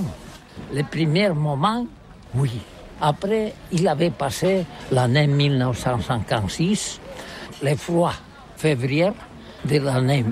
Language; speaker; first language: French; non-native, learner; Catalan